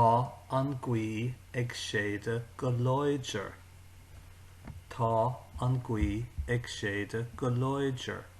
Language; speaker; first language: Irish; non-native, local second language; English